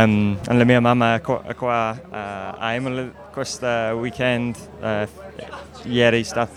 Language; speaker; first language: Italian; non-native, learner; English